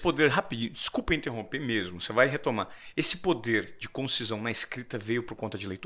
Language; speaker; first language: Portuguese; native; Portuguese